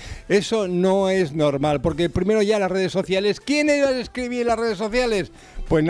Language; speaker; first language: Spanish; native; Spanish